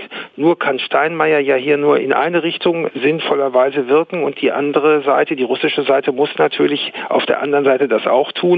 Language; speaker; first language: German; native; German